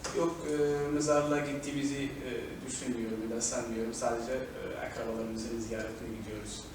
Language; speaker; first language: Turkish; non-native, fluent; Arabic